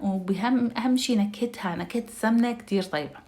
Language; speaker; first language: Arabic; native; Arabic